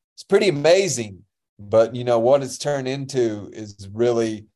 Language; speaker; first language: English; native; English